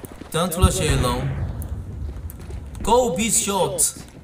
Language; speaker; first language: English; non-native, learner; Korean